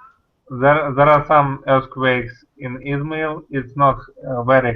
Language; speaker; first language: English; non-native, learner; Russian